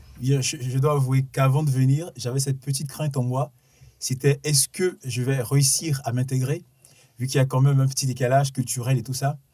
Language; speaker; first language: French; non-native, local second language; Sango